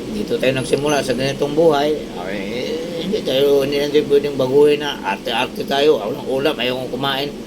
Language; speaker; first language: Filipino; non-native, local second language; Cebuano